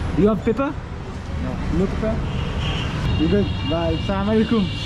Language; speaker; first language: English; non-native, learner; French